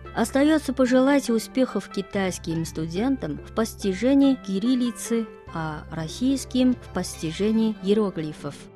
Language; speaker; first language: Russian; non-native, fluent; Chinese